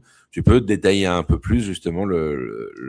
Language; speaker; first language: French; native; French